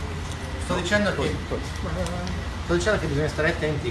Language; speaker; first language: Italian; non-native, fluent; English